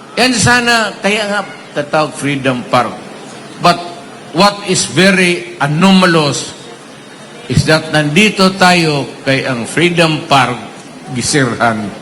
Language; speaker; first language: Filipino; non-native, local second language; Cebuano